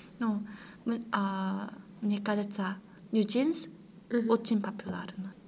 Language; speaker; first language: Russian; non-native, learner; Korean